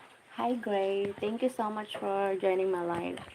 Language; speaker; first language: English; non-native, learner; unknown